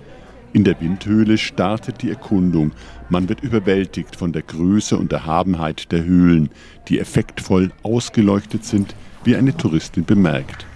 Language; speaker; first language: German; native; German